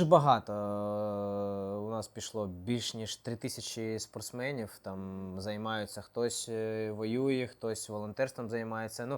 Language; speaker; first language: Ukrainian; non-native, local second language; Russian